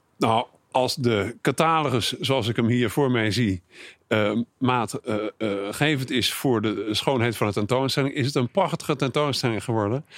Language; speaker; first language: Dutch; native; Dutch